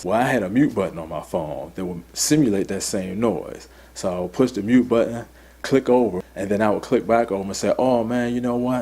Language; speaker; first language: English; native; English